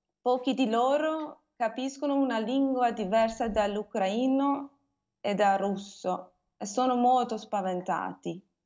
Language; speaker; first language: Italian; non-native, fluent; Hungarian